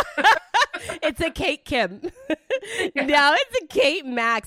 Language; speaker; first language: English; early bilingual, other home language; Italian